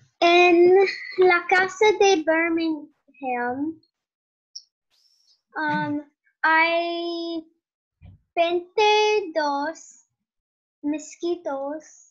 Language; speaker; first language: Spanish; non-native, learner; English